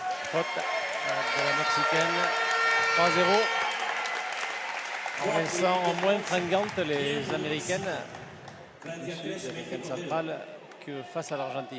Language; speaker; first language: French; native; French